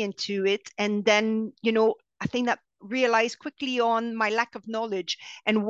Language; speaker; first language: English; non-native, fluent; French